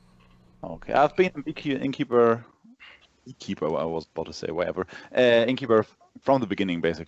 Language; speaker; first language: English; non-native, fluent; German